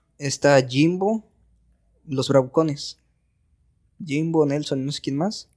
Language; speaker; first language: Spanish; native; Spanish